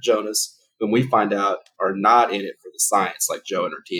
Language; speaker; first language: English; early bilingual, other home language; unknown